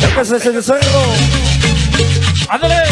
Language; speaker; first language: Spanish; native; Spanish